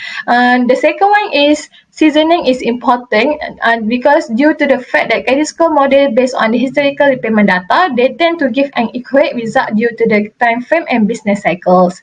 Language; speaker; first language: English; non-native, local second language; Malay